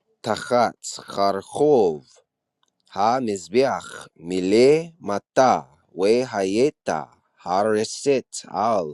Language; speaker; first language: Hebrew; non-native, learner; English